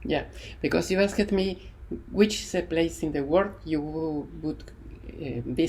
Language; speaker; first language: English; non-native, learner; Spanish